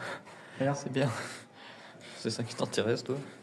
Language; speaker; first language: French; native; French